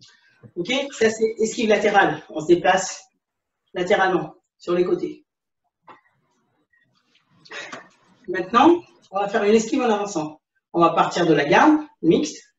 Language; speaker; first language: French; native; French